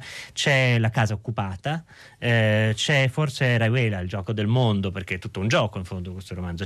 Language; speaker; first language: Italian; native; Italian